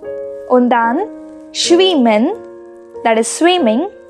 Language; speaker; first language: German; non-native, fluent; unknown